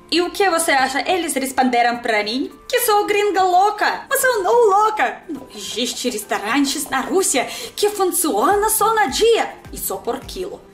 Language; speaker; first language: Portuguese; non-native, learner; Russian